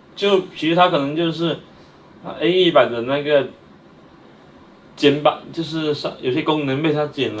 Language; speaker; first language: Chinese; native; Chinese